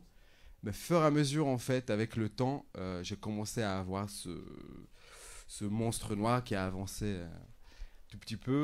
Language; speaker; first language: French; non-native, fluent; Hebrew